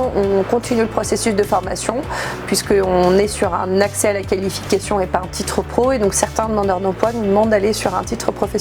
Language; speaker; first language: French; native; French